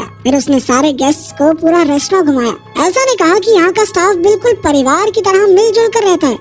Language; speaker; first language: Hindi; native; Hindi